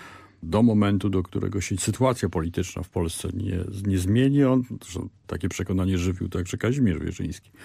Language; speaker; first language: Polish; native; Polish